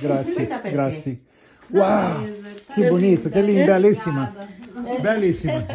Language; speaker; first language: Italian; non-native, learner; Portuguese